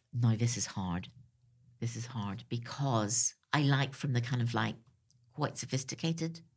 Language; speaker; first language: English; native; English